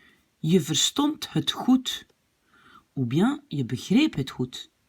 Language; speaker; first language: Dutch; non-native, fluent; French